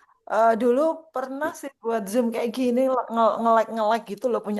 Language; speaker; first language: Indonesian; native; Indonesian